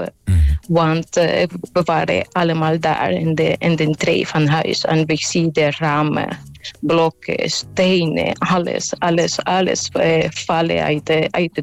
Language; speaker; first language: Dutch; non-native, local second language; Papiamento